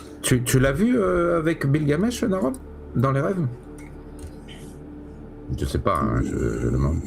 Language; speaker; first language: French; native; French